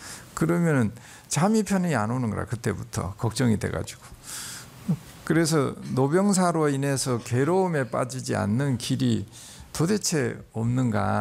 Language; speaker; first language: Korean; native; Korean